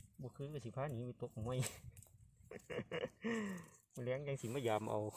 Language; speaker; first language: Thai; non-native, local second language; Lao